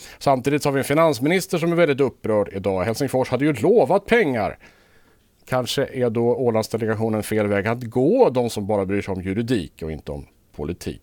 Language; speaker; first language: Swedish; native; Swedish